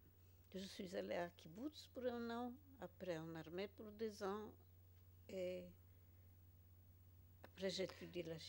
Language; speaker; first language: French; non-native, fluent; Polish